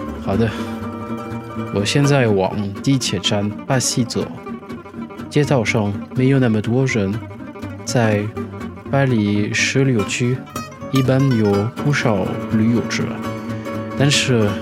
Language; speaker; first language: Chinese; non-native, learner; French